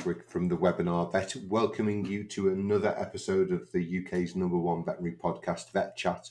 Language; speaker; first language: English; native; English